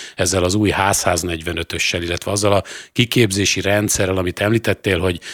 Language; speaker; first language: Hungarian; native; Hungarian